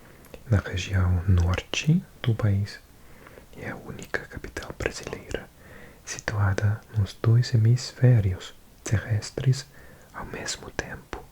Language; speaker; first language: Portuguese; non-native, learner; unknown